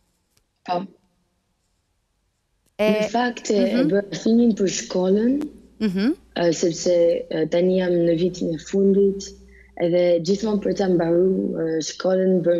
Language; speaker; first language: Albanian; early bilingual, heritage; Albanian